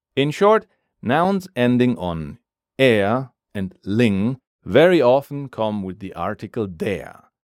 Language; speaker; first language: English; non-native, fluent; German